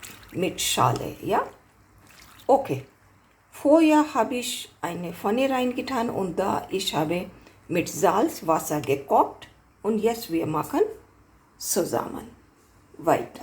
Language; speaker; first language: German; non-native, learner; Hindi